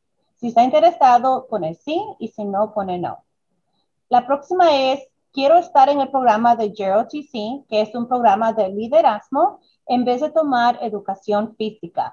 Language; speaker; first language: Spanish; early bilingual, other home language; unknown